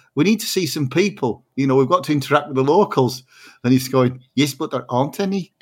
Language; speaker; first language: English; native; English